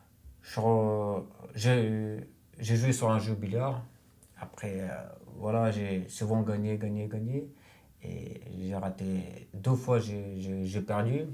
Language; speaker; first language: French; non-native, fluent; Romanian